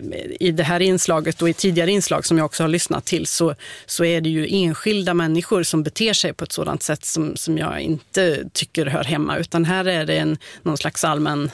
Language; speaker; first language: Swedish; native; Swedish